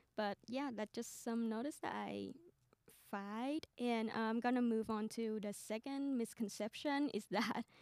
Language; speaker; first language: English; non-native, fluent; Vietnamese